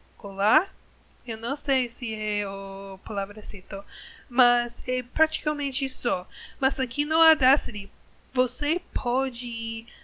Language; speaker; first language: Portuguese; non-native, learner; English